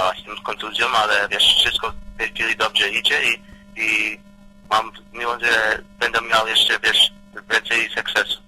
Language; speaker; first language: Polish; early bilingual, heritage; Polish